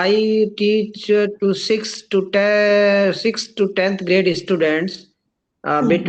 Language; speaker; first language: English; non-native, learner; Rajasthani